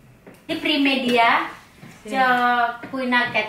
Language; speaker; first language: Catalan; non-native, learner; Indonesian